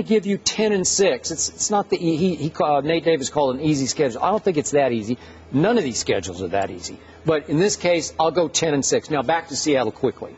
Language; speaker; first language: English; native; English